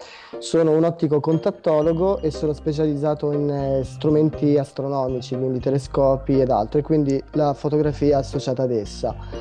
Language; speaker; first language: Italian; native; Italian